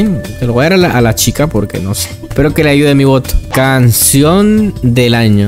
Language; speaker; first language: Spanish; native; Spanish